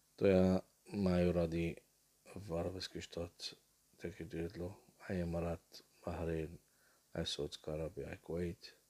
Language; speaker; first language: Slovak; non-native, learner; Arabic